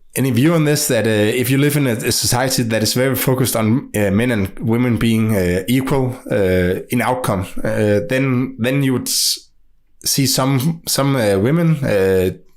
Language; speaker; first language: English; non-native, fluent; Danish